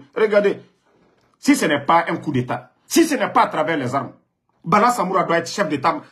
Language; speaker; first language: French; non-native, local second language; Mandingo